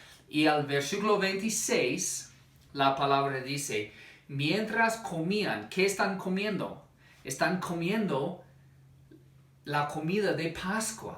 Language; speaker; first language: Spanish; non-native, fluent; English